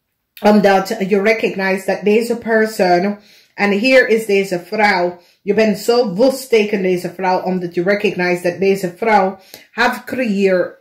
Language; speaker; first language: Dutch; non-native, learner; English